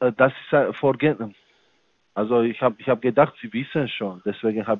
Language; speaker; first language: German; non-native, fluent; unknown